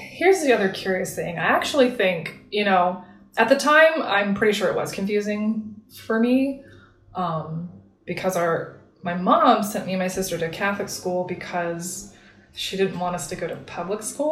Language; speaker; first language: English; native; English